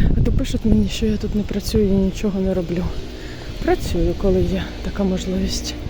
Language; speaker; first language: Ukrainian; non-native, local second language; Russian